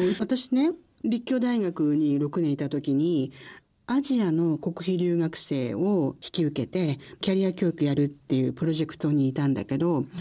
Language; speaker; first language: Japanese; native; Japanese